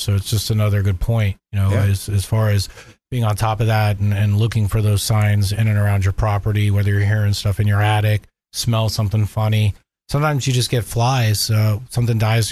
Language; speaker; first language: English; native; English